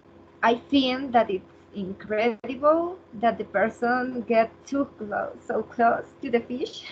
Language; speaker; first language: English; non-native, learner; Spanish